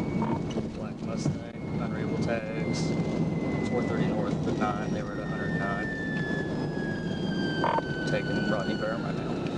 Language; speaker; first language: English; native; English